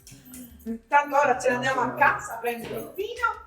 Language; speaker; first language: Italian; native; Italian